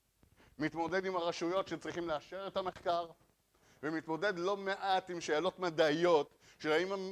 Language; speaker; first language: Hebrew; native; Hebrew